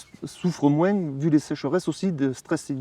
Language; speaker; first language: French; native; French